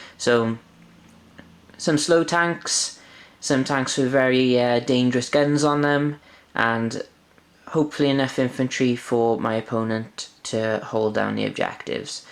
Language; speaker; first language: English; native; English